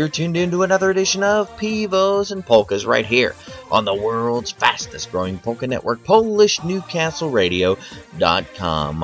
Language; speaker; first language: English; native; English